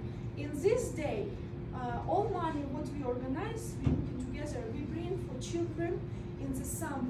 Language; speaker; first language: English; non-native, learner; Russian